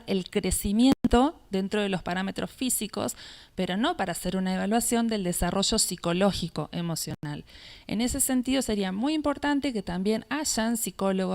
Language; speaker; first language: Spanish; native; Spanish